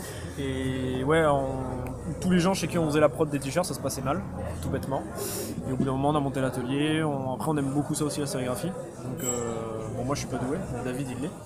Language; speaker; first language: French; native; French